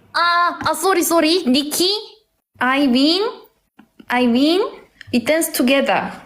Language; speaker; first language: English; non-native, learner; Korean